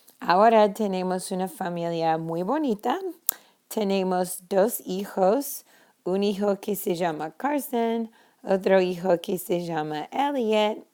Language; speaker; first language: Spanish; non-native, fluent; English